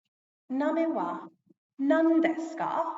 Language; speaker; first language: Japanese; non-native, learner; English